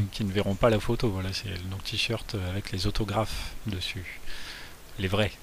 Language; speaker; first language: French; native; French